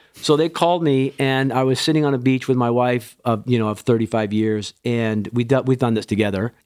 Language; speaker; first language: English; native; English